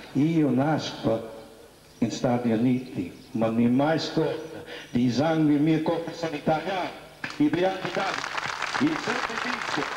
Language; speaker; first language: Italian; early bilingual, heritage; English